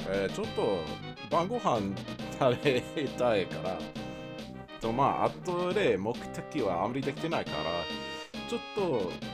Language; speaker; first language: Japanese; non-native, fluent; English